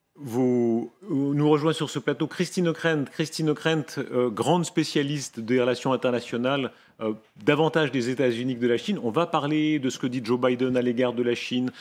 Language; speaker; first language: French; native; French